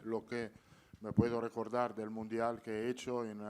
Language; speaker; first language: Spanish; non-native, fluent; Italian